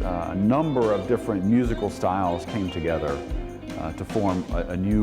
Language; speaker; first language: English; native; English